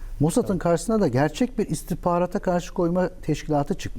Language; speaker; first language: Turkish; native; Turkish